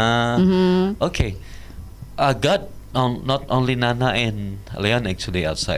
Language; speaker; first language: English; non-native, learner; Indonesian